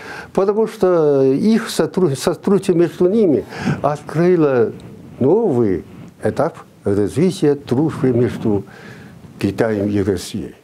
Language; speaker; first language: Russian; non-native, fluent; Chinese